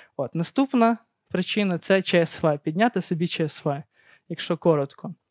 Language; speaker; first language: Ukrainian; native; Ukrainian